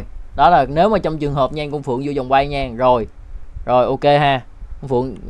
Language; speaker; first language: Vietnamese; native; Vietnamese